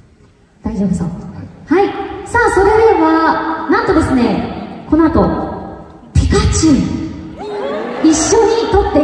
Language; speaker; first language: Japanese; native; Japanese